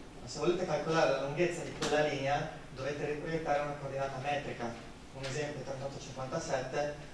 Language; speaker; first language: Italian; native; Italian